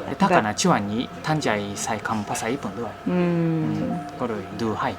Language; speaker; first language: Thai; non-native, learner; Japanese